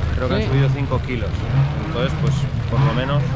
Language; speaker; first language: Spanish; native; Spanish